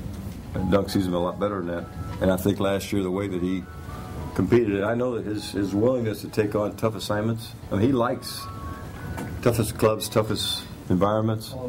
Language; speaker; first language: English; native; English